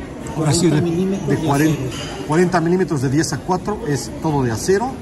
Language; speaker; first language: Spanish; native; Spanish